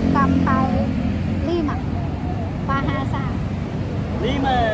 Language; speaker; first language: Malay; non-native, learner; Thai